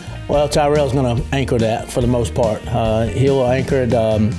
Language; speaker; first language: English; native; English